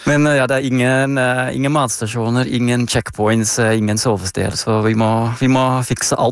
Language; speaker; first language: Norwegian; non-native, fluent; Dutch